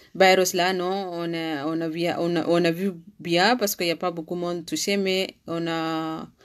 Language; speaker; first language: French; non-native, learner; Arabic